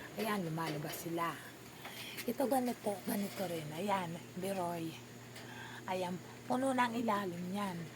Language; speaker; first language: Filipino; native; Filipino